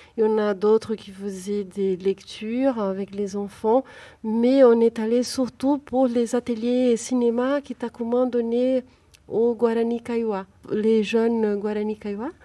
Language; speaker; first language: French; non-native, fluent; Portuguese